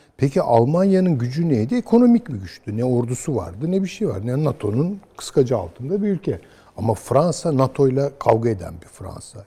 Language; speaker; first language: Turkish; native; Turkish